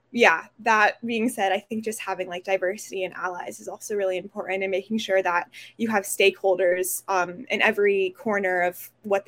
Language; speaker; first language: English; native; English